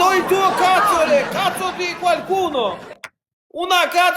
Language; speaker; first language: Italian; non-native, learner; Albanian